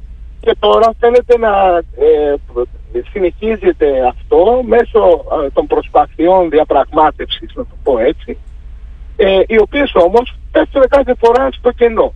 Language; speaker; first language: Greek; native; Greek